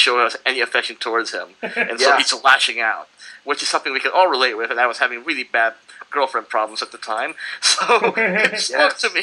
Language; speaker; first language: English; non-native, local second language; Filipino